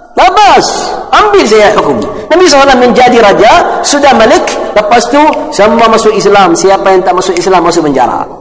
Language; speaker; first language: Malay; non-native, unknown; Arabic